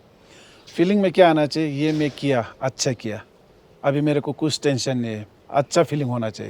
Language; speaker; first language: Hindi; non-native, local second language; Ladakhi